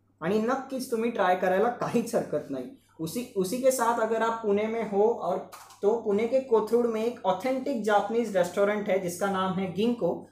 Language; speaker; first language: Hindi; non-native, local second language; Marathi